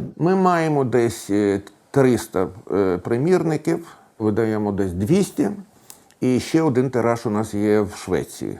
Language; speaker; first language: Ukrainian; native; Ukrainian